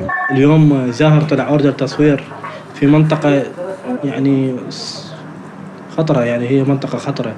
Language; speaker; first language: Arabic; native; Arabic